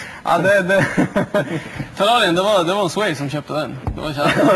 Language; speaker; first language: Norwegian; native; Norwegian